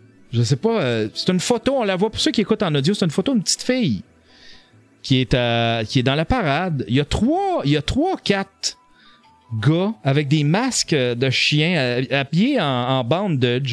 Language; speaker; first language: French; native; French